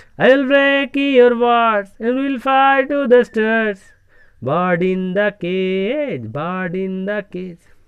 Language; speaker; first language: English; non-native, local second language; Bangla